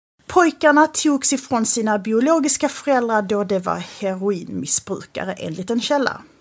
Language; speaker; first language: Swedish; native; Swedish